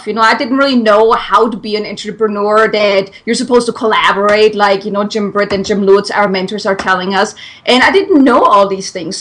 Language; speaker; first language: English; non-native, fluent; German